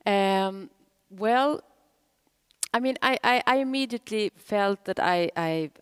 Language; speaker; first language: English; non-native, fluent; Swedish